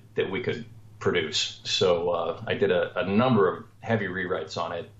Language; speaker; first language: English; native; English